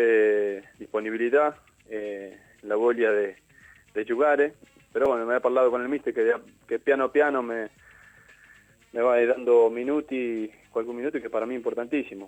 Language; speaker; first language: Italian; non-native, learner; Spanish